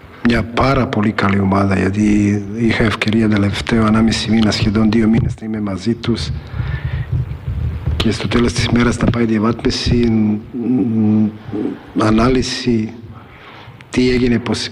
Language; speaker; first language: Greek; non-native, fluent; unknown